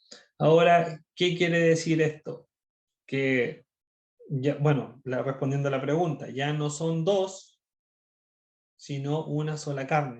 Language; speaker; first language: Spanish; native; Spanish